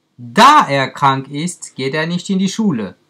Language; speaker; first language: German; non-native, fluent; French